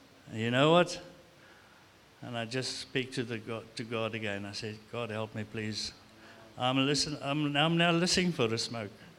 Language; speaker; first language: English; non-native, local second language; Afrikaans